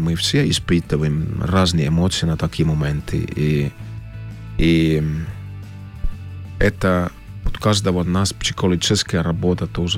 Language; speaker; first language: Russian; non-native, learner; Finnish